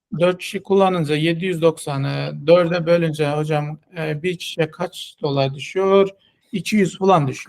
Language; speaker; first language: Turkish; non-native, fluent; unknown